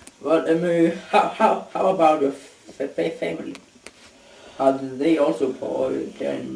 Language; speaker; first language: English; non-native, learner; Danish